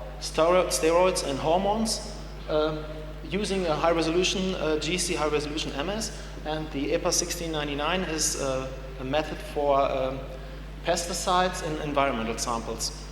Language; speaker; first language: English; non-native, fluent; German